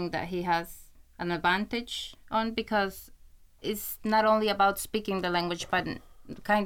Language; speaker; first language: English; non-native, fluent; Spanish